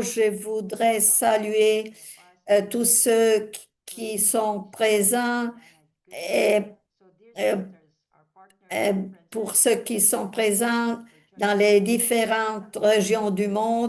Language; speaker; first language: French; non-native, fluent; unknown